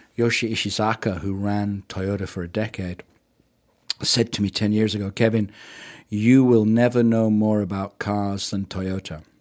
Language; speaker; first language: English; native; English